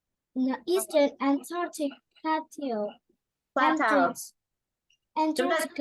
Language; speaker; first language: English; non-native, learner; Vietnamese